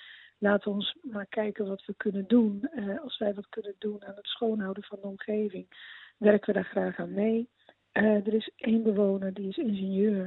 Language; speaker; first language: Dutch; native; Dutch